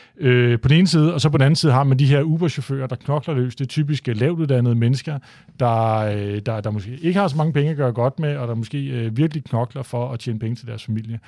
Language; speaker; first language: Danish; native; Danish